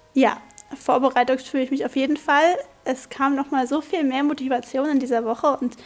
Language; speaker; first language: German; native; German